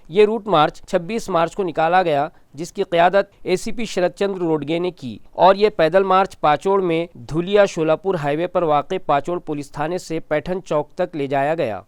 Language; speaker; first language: Urdu; native; Urdu